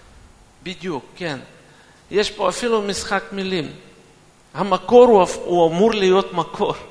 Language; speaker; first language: Hebrew; non-native, fluent; Russian